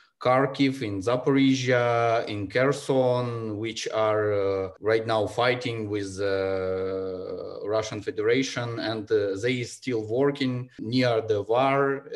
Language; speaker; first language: English; non-native, learner; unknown